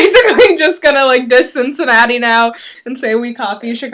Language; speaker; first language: English; native; English